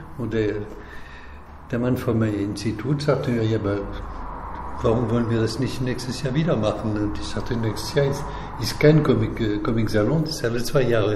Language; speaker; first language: German; non-native, fluent; French